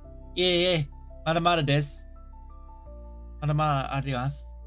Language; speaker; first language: Japanese; non-native, learner; English